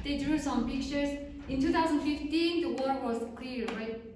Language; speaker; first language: English; non-native, fluent; Mongolian